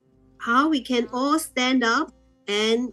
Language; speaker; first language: English; non-native, learner; Chinese